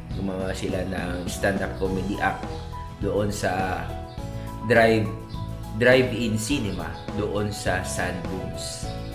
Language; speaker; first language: Filipino; non-native, local second language; Iloko